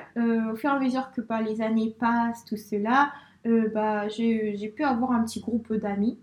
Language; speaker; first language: French; early bilingual, other home language; Spanish